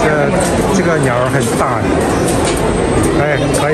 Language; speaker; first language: Chinese; native; Chinese